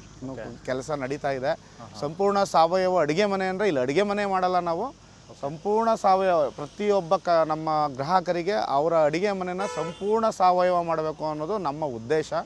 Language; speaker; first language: Kannada; native; Kannada